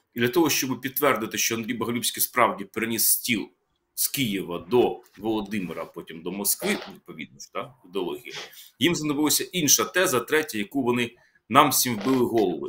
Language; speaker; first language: Ukrainian; native; Ukrainian